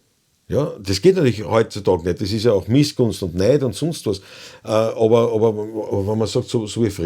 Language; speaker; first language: German; native; German